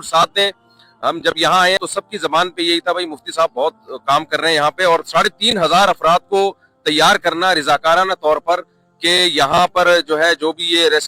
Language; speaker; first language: Urdu; native; Urdu